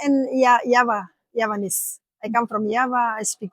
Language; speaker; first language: English; non-native, learner; Indonesian